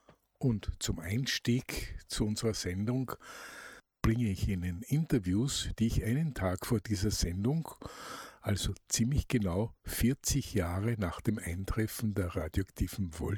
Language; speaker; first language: German; native; German